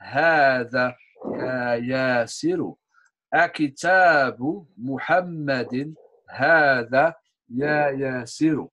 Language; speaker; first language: Arabic; non-native, fluent; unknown